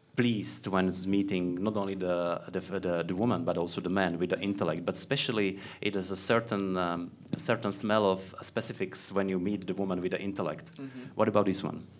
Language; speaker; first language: English; non-native, learner; Slovak